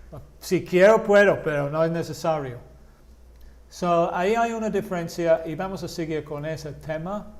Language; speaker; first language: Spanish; non-native, fluent; English